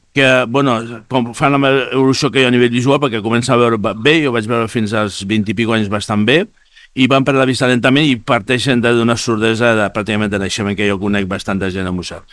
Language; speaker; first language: Catalan; non-native, fluent; Spanish